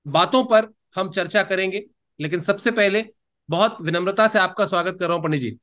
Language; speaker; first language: Hindi; native; Hindi